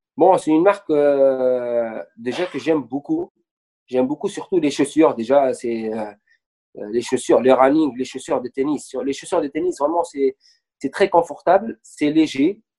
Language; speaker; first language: French; non-native, local second language; Arabic